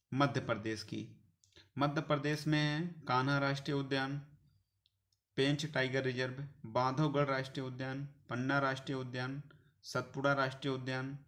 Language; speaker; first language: Hindi; native; Hindi